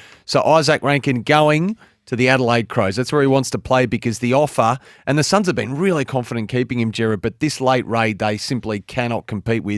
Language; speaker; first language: English; native; English